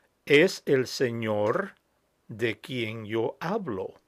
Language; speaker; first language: Spanish; non-native, fluent; English